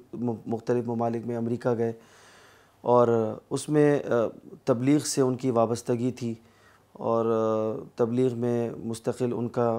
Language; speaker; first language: Urdu; native; Urdu